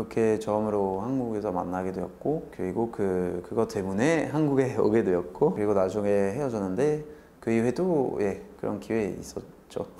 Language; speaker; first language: Korean; non-native, fluent; French